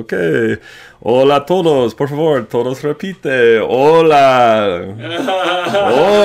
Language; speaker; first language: Spanish; non-native, fluent; English